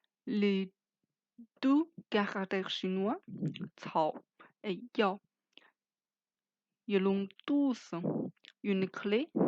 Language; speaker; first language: French; non-native, fluent; Chinese